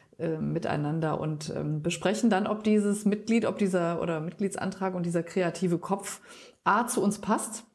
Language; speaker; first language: German; native; German